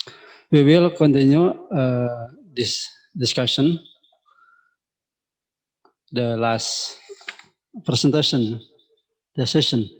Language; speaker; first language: English; non-native, local second language; Indonesian